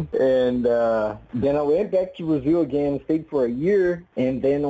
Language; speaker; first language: English; non-native, fluent; Portuguese